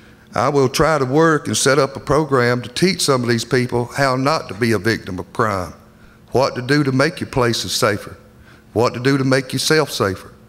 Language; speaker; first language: English; native; English